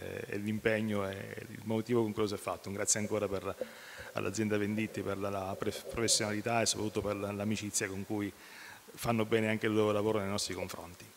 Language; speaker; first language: Italian; native; Italian